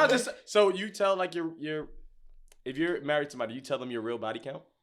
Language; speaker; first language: English; native; English